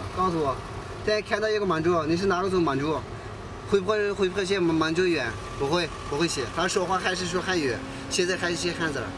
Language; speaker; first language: Chinese; non-native, local second language; Uyghur